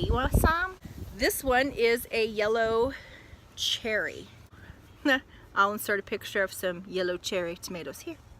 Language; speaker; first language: English; native; English